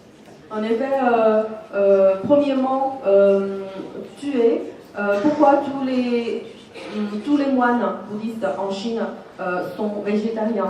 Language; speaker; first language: French; non-native, fluent; Chinese